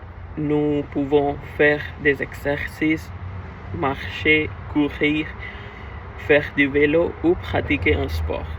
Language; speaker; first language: French; non-native, learner; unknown